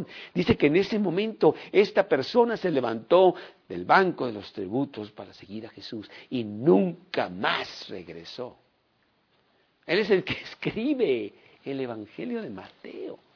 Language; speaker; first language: Spanish; native; Spanish